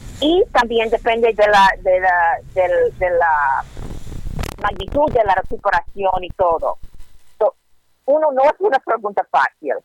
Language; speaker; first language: Spanish; non-native, learner; English